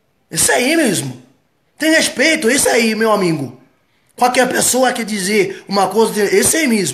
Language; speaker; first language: Portuguese; non-native, fluent; Haitian Creole